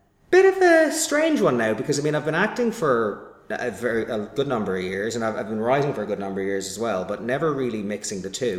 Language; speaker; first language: English; native; English